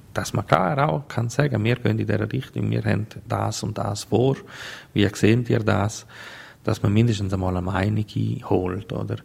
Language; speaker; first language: German; non-native, local second language; Italian